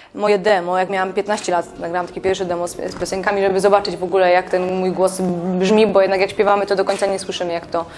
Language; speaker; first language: Polish; native; Polish